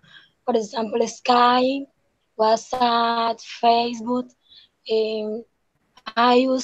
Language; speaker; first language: English; non-native, learner; Spanish